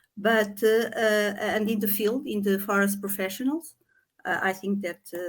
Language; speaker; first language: English; non-native, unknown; Portuguese